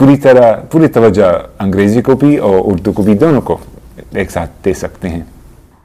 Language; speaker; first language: Hindi; non-native, fluent; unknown